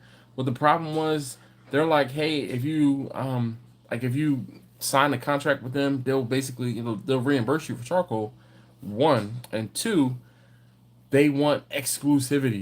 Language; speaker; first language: English; native; English